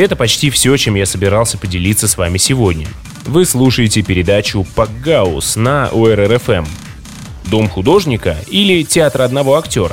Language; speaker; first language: Russian; native; Russian